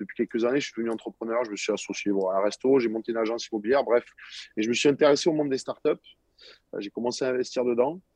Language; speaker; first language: French; native; French